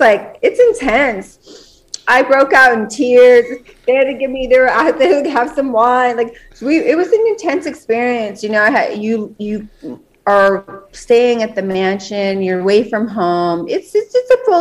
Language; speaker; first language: English; native; English